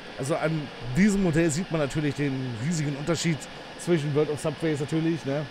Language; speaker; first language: German; native; German